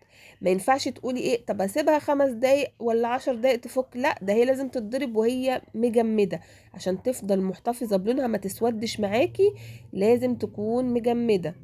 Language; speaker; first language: Arabic; native; Arabic